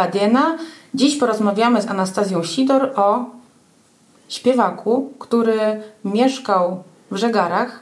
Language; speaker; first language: Polish; native; Polish